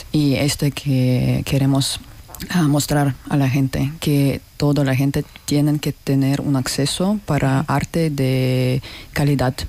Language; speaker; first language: Spanish; non-native, learner; Russian